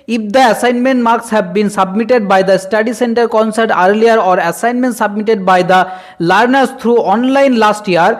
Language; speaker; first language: English; non-native, local second language; Bangla